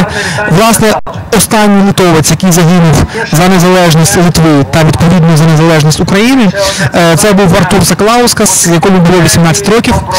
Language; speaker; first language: Ukrainian; native; Ukrainian